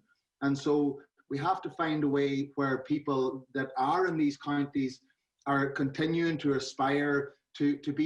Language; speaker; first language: English; native; English